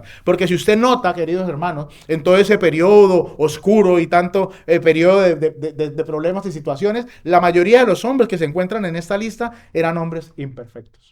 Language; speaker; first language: Spanish; native; Spanish